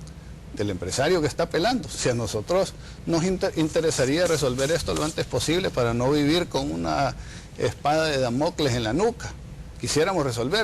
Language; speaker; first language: Spanish; native; Spanish